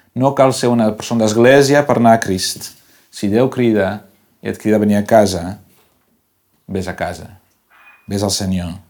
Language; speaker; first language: Catalan; non-native, local second language; Spanish